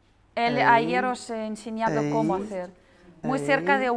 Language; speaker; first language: Spanish; non-native, learner; Russian